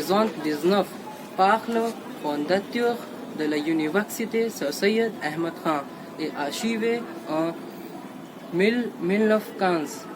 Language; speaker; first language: French; non-native, learner; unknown